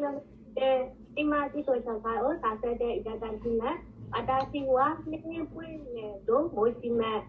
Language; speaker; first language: Japanese; non-native, learner; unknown